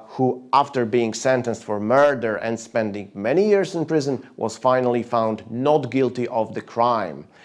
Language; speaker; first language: English; non-native, fluent; Polish